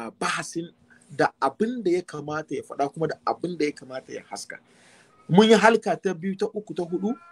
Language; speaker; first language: Hausa; native; Hausa